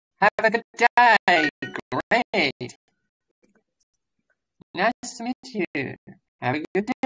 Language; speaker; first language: English; non-native, learner; Russian